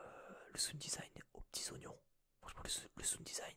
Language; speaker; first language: French; native; French